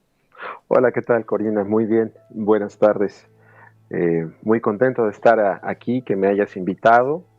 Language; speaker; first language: Spanish; native; Spanish